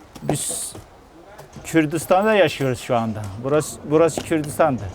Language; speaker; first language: Turkish; non-native, local second language; Kurdish